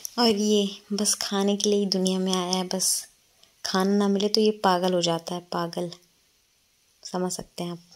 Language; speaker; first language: Hindi; non-native, local second language; Bangla